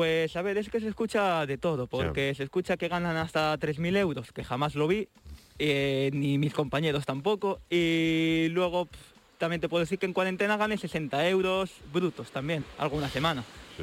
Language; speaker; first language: Spanish; native; Spanish